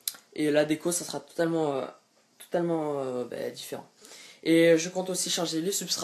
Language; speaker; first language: French; native; French